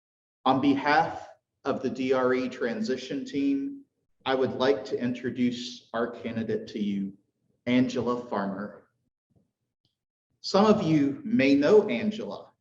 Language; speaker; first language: English; native; English